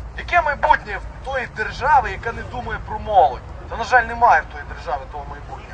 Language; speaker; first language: Ukrainian; native; Ukrainian